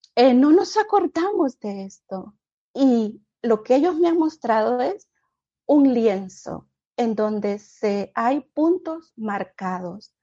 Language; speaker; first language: Spanish; native; Spanish